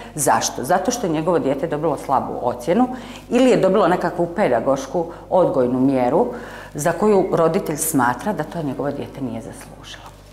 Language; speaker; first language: Croatian; native; Croatian